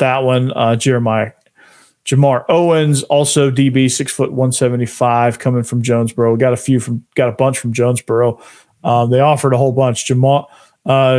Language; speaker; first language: English; native; English